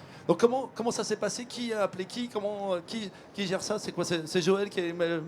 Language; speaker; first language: French; native; French